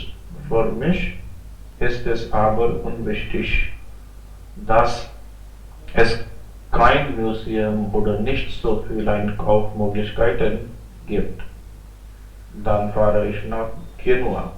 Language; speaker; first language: German; non-native, learner; Hindi